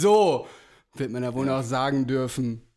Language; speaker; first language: German; native; German